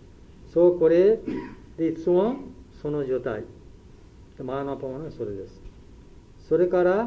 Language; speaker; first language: Japanese; non-native, learner; Bangla